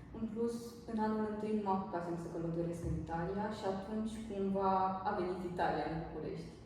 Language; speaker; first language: Romanian; native; Romanian